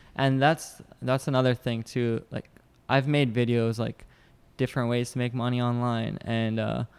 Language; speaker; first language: English; native; English